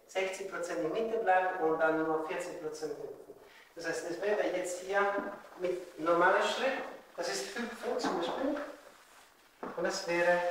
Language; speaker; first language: German; non-native, fluent; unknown